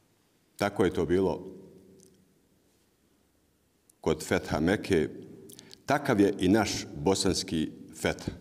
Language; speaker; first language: Bosnian; native; Bosnian